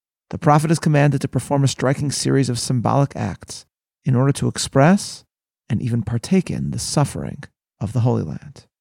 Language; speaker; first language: English; native; English